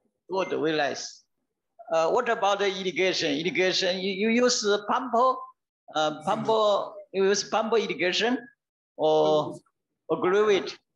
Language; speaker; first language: English; non-native, learner; Chinese